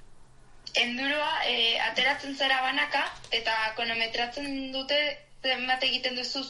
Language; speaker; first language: Basque; non-native, local second language; Spanish